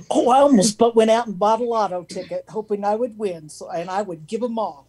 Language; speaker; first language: English; native; English